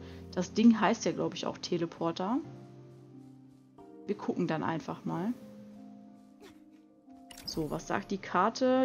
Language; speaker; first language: German; native; German